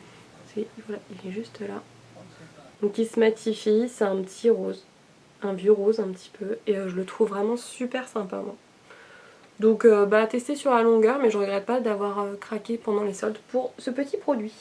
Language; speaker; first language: French; native; French